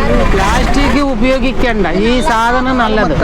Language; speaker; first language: Malayalam; non-native, learner; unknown